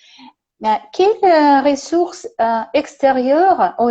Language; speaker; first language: French; non-native, learner; Russian